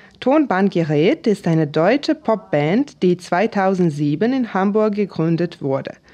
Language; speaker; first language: German; non-native, fluent; Serbian